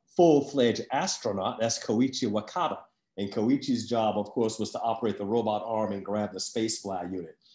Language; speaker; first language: English; native; English